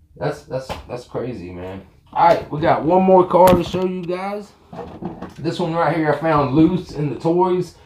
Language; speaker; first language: English; native; English